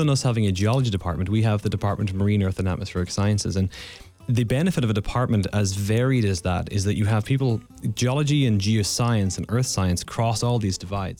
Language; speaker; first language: English; native; English